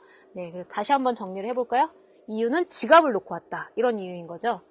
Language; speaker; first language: Korean; native; Korean